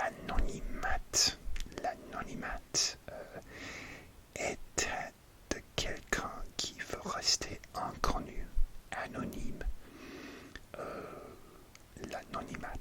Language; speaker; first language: French; non-native, learner; English